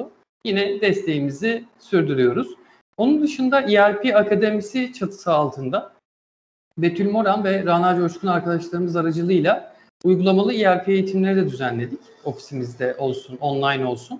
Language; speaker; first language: Turkish; native; Turkish